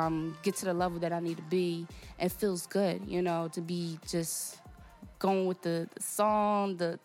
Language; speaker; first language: English; non-native, fluent; Portuguese